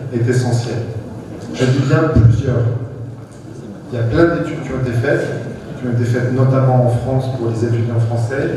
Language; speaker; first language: French; native; French